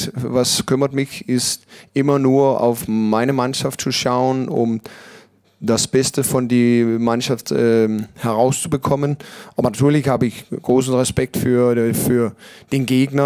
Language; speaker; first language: German; non-native, learner; Danish